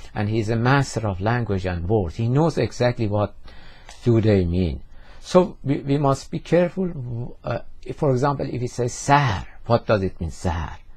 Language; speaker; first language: English; non-native, fluent; Persian